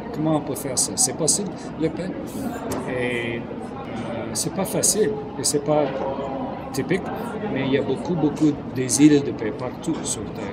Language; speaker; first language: French; non-native, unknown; English